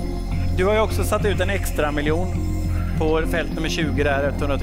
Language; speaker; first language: Swedish; native; Swedish